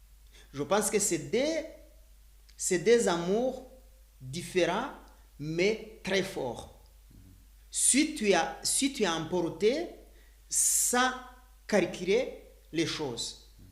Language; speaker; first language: French; non-native, learner; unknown